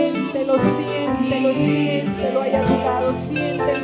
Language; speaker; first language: Spanish; native; Spanish